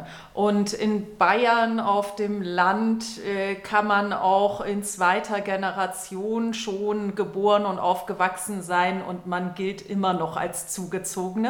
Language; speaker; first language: German; native; German